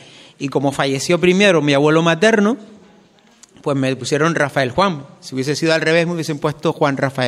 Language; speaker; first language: Spanish; native; Spanish